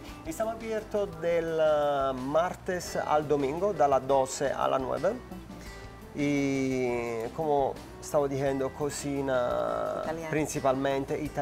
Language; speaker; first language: Spanish; non-native, learner; Italian